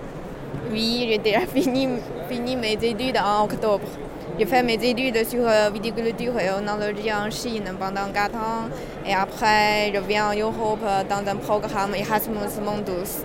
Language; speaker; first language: French; non-native, learner; Chinese